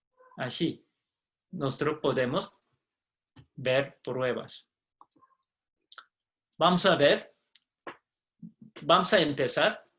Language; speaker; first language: Spanish; non-native, fluent; Korean